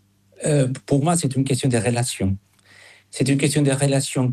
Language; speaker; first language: French; non-native, fluent; Spanish